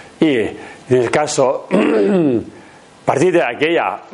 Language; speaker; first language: Spanish; non-native, learner; Tibetan